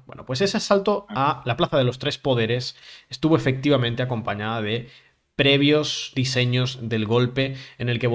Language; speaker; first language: Spanish; native; Spanish